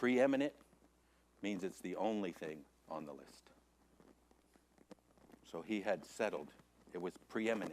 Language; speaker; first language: English; native; English